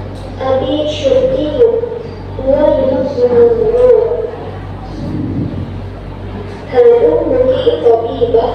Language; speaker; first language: Arabic; non-native, learner; Indonesian